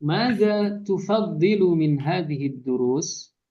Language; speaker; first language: Arabic; non-native, fluent; Indonesian